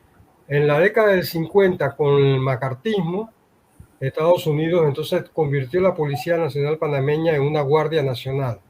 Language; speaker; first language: Spanish; native; Spanish